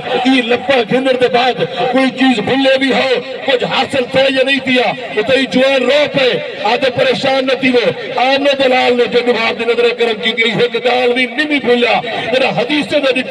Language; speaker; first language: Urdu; non-native, local second language; Saraiki